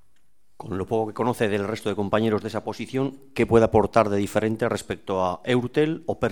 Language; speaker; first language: Spanish; native; Spanish